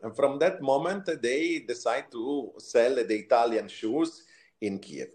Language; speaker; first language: English; non-native, fluent; Italian